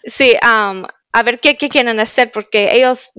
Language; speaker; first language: Spanish; early bilingual, heritage; Spanish